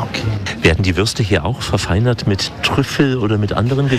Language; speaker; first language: German; native; German